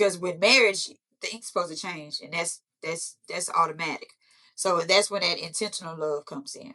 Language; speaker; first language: English; native; English